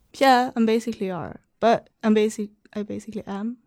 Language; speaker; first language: English; non-native, fluent; Swedish